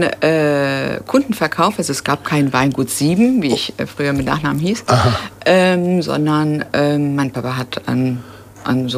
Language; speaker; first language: German; native; German